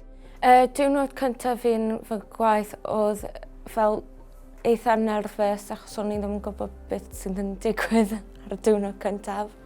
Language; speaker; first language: Welsh; non-native, local second language; English